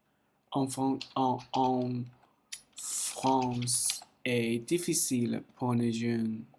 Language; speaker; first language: French; non-native, learner; Chinese